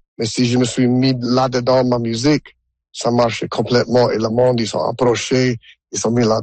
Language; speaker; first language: French; non-native, local second language; English